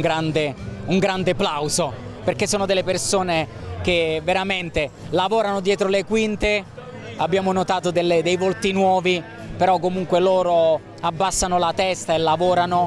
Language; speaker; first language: Italian; native; Italian